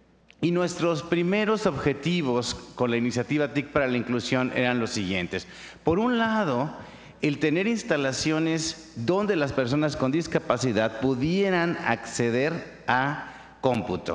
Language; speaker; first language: Spanish; native; Spanish